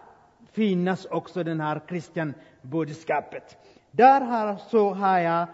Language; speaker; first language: Swedish; non-native, fluent; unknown